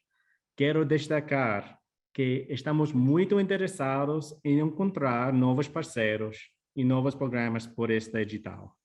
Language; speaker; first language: Portuguese; non-native, fluent; English